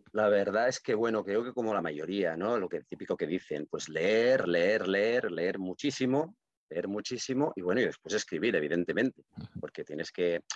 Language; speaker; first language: Spanish; non-native, local second language; Catalan